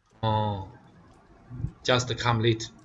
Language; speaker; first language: English; non-native, learner; Vietnamese